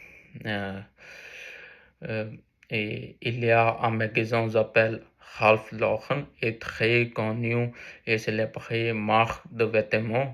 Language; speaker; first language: French; non-native, learner; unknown